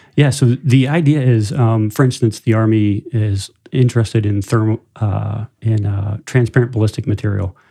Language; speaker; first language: English; native; English